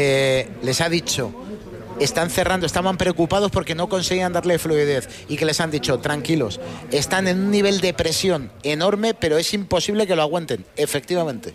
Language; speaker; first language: Spanish; native; Spanish